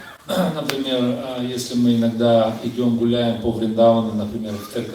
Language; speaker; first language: Russian; native; Russian